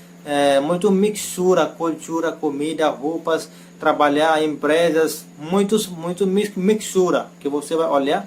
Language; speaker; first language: Portuguese; non-native, learner; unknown